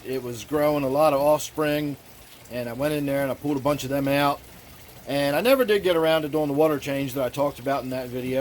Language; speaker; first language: English; native; English